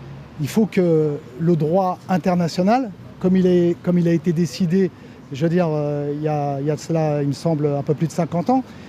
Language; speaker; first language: French; native; French